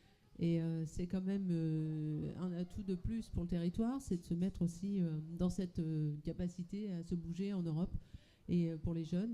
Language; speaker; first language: French; native; French